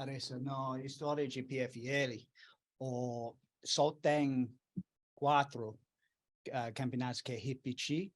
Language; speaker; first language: Portuguese; non-native, learner; English